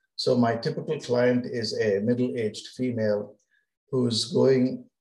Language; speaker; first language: English; non-native, local second language; Kannada